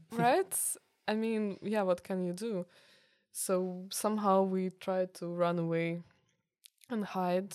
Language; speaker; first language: English; non-native, fluent; Ukrainian